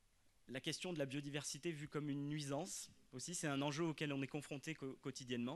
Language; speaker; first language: French; native; French